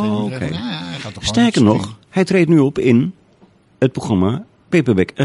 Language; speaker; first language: Dutch; native; Dutch